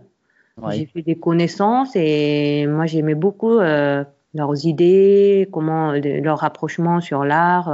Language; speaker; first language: French; non-native, fluent; Korean